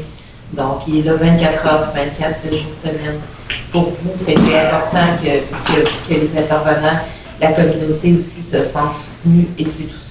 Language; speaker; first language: French; native; French